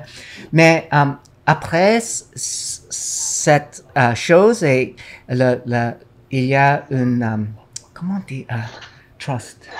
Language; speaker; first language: French; non-native, learner; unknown